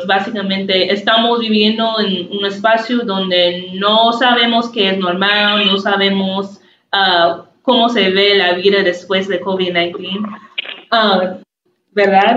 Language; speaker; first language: Spanish; non-native, learner; English